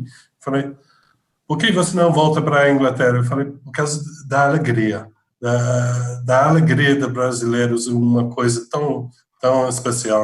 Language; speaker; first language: Portuguese; non-native, fluent; English